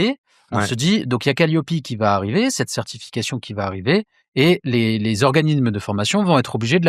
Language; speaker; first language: French; native; French